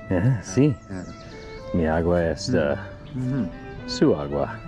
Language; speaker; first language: Spanish; non-native, learner; English